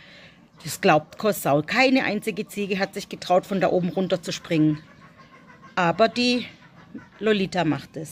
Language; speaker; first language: German; native; German